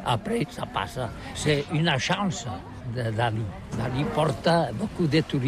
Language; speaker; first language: French; non-native, learner; Catalan